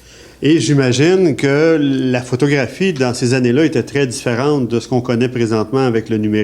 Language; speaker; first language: French; native; French